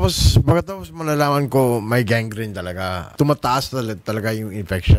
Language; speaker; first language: Filipino; non-native, learner; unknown